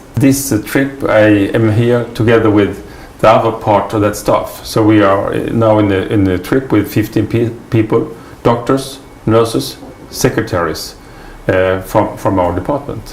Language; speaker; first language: English; non-native, fluent; Swedish